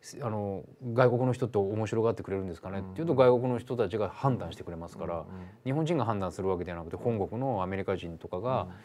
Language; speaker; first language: Japanese; native; Japanese